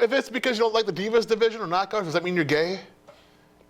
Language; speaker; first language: English; native; English